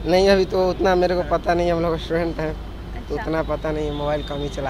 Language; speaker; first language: Hindi; native; Hindi